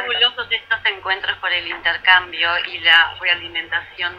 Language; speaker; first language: Spanish; native; Spanish